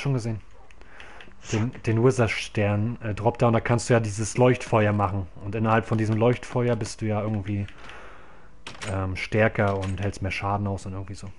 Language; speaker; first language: German; native; German